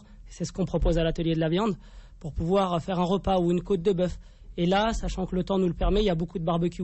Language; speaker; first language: French; native; French